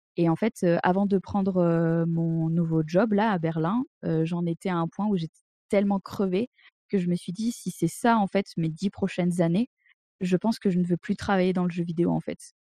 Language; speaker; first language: French; native; French